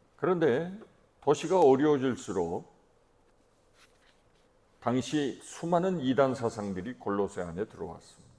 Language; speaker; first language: Korean; native; Korean